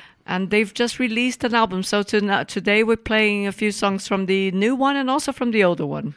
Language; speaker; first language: English; non-native, fluent; Portuguese